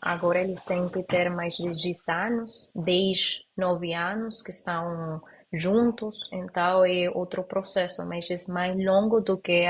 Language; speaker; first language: Portuguese; non-native, learner; Spanish